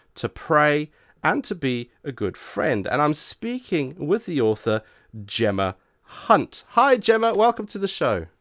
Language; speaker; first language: English; native; English